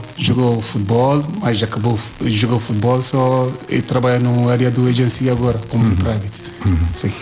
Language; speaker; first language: Portuguese; non-native, learner; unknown